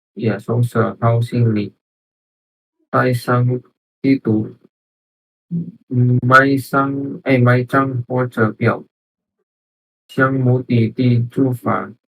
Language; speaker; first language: Chinese; non-native, learner; Indonesian